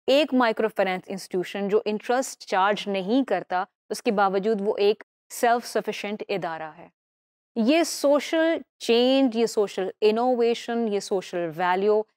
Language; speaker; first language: Urdu; native; Urdu